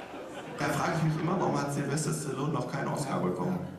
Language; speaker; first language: German; native; German